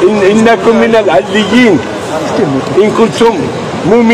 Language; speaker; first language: Arabic; native; Arabic